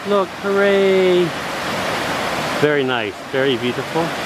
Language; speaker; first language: English; native; English